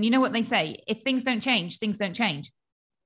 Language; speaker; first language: English; native; English